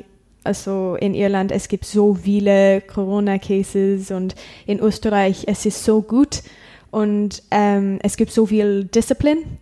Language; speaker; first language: German; non-native, learner; English